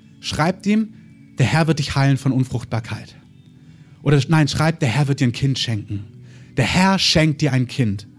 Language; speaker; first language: German; native; German